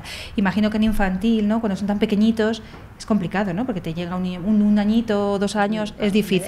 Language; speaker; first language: Spanish; native; Spanish